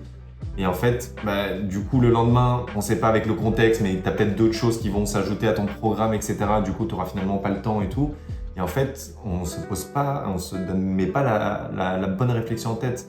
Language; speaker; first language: French; native; French